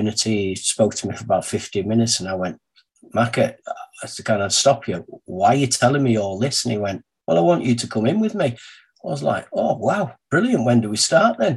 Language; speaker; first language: English; native; English